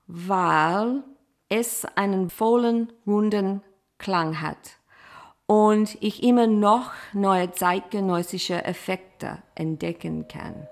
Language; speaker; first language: German; non-native, fluent; English